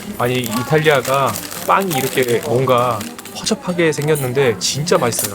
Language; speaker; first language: Korean; native; Korean